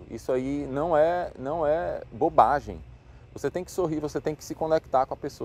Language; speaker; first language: Portuguese; native; Portuguese